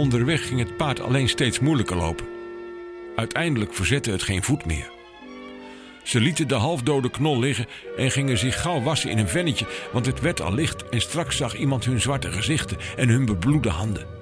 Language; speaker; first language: Dutch; native; Dutch